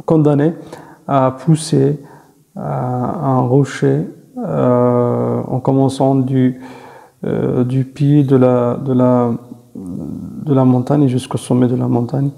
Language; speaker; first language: French; non-native, fluent; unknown